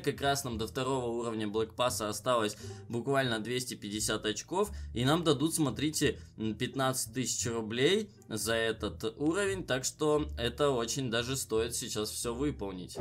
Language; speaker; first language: Russian; native; Russian